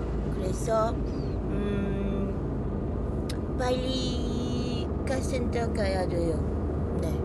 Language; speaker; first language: Korean; non-native, learner; French